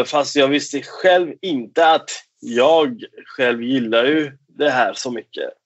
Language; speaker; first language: Swedish; non-native, fluent; Persian